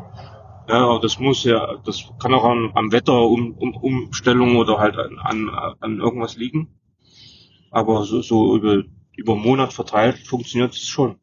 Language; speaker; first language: German; native; German